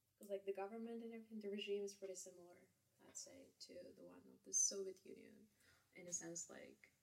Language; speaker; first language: English; non-native, fluent; Kazakh